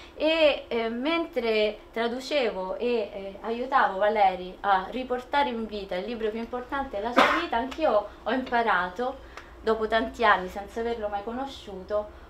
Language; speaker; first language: Italian; native; Italian